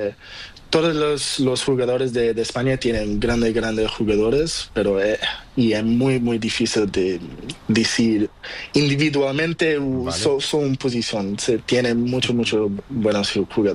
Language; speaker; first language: Spanish; non-native, learner; Portuguese